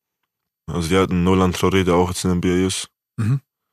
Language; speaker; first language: German; native; German